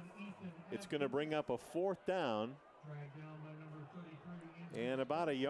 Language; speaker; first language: English; native; English